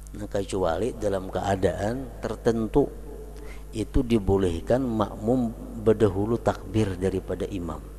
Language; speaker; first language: Indonesian; non-native, local second language; Banjar